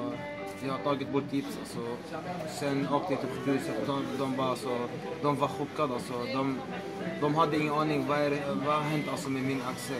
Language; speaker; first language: Swedish; non-native, learner; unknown